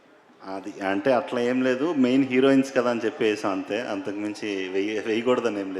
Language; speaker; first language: Telugu; native; Telugu